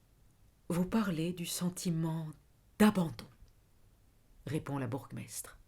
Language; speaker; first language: French; native; French